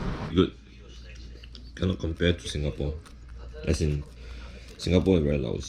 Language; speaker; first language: English; non-native, local second language; Chinese